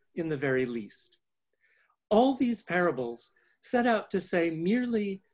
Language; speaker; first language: English; native; English